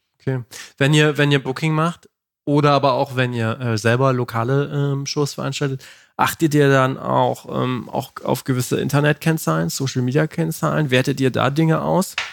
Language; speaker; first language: German; native; German